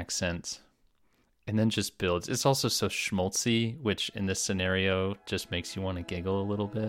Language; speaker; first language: English; native; English